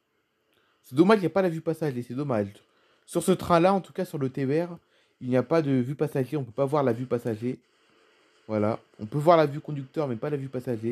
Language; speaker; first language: French; native; French